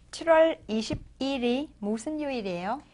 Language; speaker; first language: Korean; non-native, fluent; Vietnamese